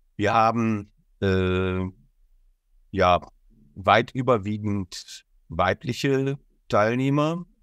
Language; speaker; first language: German; native; German